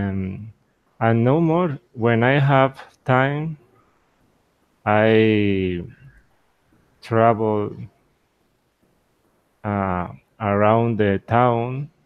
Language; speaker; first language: English; non-native, learner; Spanish